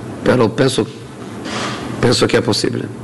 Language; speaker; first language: Italian; non-native, fluent; Portuguese